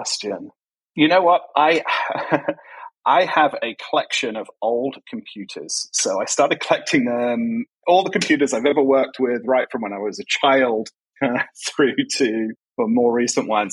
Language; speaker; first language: English; native; English